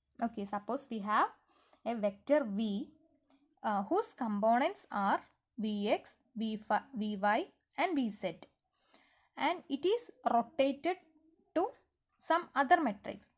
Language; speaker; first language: English; non-native, local second language; Malayalam